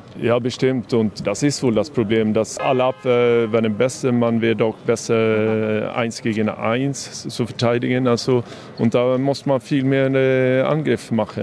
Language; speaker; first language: German; non-native, fluent; Swedish